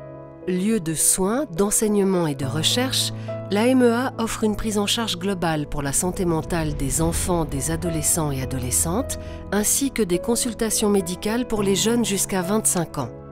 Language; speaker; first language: French; native; French